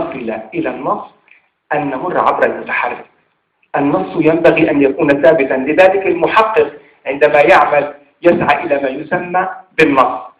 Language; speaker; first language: Arabic; native; Arabic